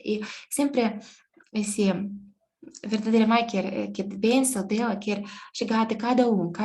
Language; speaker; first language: Portuguese; non-native, fluent; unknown